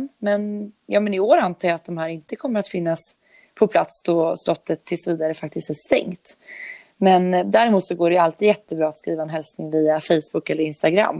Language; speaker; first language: Swedish; native; Swedish